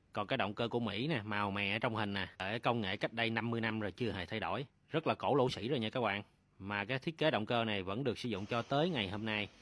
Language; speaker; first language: Vietnamese; native; Vietnamese